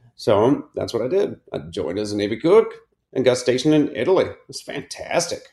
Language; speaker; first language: English; native; English